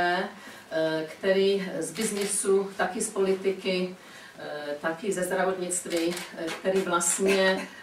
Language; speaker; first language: Czech; early bilingual, heritage; Czech